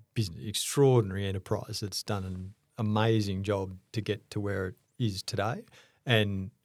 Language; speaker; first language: English; native; English